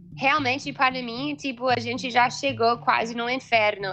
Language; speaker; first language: Portuguese; non-native, fluent; English